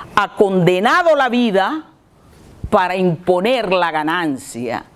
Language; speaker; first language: Spanish; native; Spanish